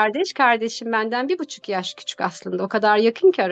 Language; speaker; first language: Turkish; native; Turkish